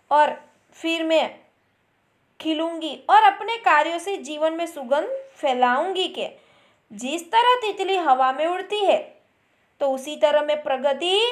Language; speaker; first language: Hindi; non-native, local second language; Gujarati